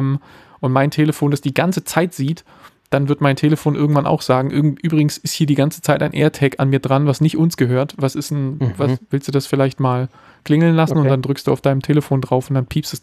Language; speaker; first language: German; native; German